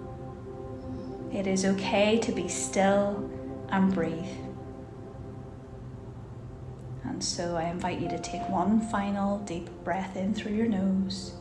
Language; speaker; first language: English; native; English